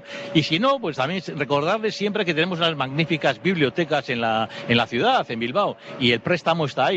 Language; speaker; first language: Spanish; native; Spanish